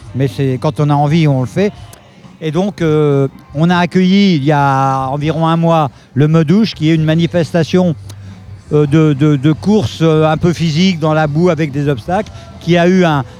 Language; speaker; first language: French; native; French